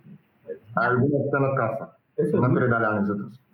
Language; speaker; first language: Spanish; non-native, learner; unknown